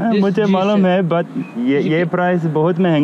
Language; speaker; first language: Hindi; non-native, learner; English